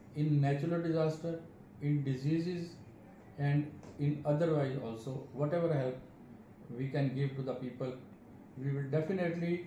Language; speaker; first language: English; non-native, local second language; Punjabi